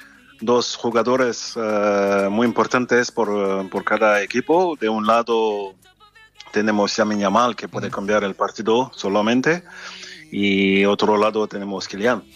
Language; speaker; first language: Spanish; non-native, fluent; French